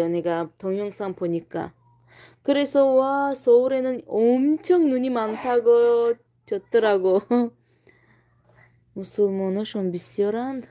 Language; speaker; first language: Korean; non-native, fluent; Tajik